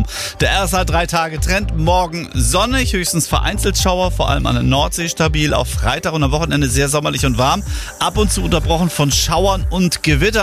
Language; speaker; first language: German; native; German